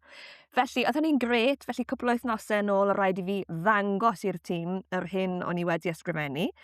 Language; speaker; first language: Welsh; native; Welsh